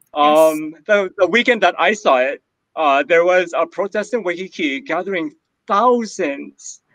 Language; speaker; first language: English; native; English